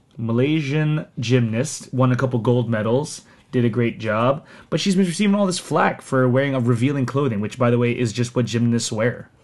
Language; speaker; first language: English; native; English